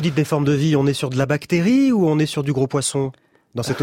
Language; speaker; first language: French; native; French